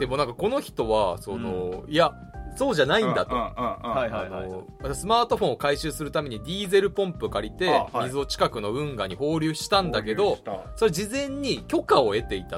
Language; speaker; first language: Japanese; native; Japanese